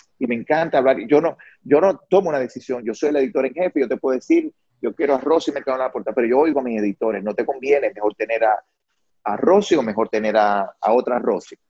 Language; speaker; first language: Spanish; native; Spanish